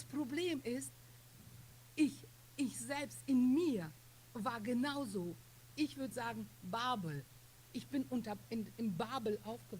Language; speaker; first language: German; non-native, fluent; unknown